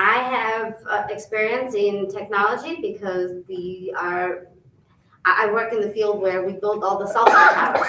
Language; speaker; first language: English; early bilingual, other home language; Albanian